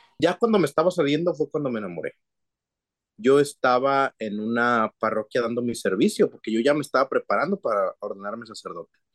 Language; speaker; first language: Spanish; native; Spanish